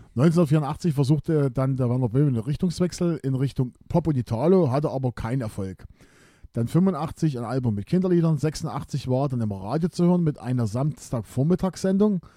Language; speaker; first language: German; native; German